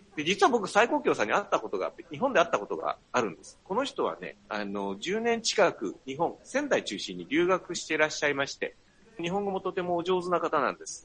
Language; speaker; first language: Japanese; native; Japanese